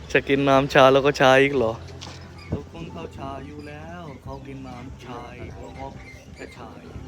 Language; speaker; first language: Thai; non-native, learner; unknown